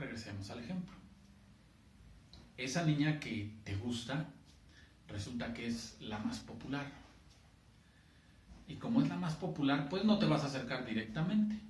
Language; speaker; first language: Spanish; native; Spanish